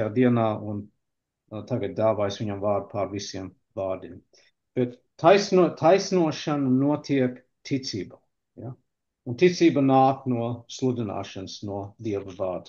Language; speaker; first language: Latvian; early bilingual, heritage; Latvian